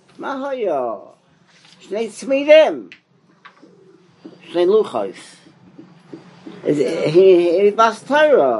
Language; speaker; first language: Hebrew; non-native, fluent; English